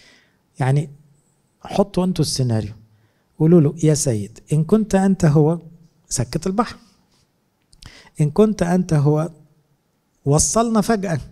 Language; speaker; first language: Arabic; native; Arabic